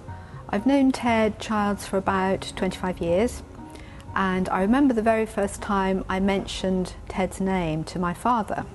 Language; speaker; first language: English; native; English